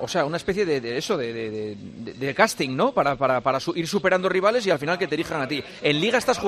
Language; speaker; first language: Spanish; native; Spanish